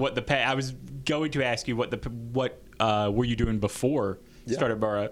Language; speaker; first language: English; native; English